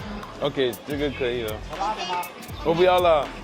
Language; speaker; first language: Chinese; non-native, learner; English